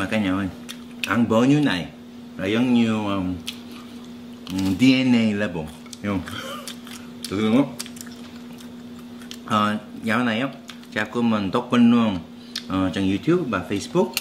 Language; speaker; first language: Vietnamese; non-native, learner; Korean